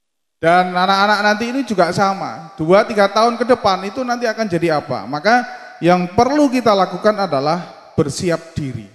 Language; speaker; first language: Indonesian; non-native, local second language; Javanese